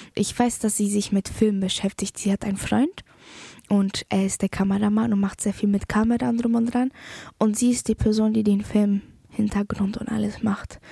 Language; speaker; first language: German; early bilingual, other home language; Polish